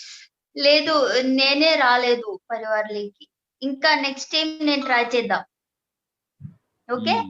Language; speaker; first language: Telugu; non-native, learner; Malayalam